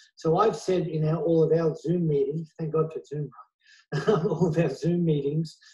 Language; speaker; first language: English; native; English